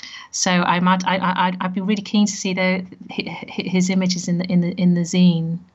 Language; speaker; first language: English; native; English